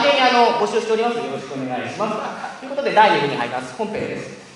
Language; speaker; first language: Japanese; native; Japanese